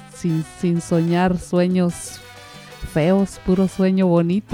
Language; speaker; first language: Spanish; native; Spanish